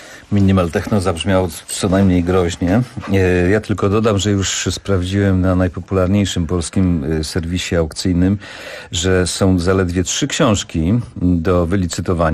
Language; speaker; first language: Polish; native; Polish